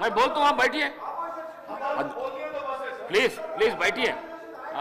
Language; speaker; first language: Hindi; non-native, local second language; Telugu